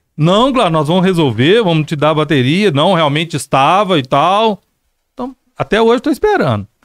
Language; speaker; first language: Portuguese; native; Portuguese